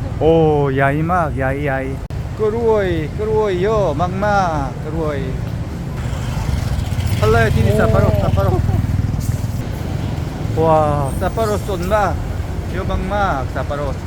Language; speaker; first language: Thai; non-native, learner; Korean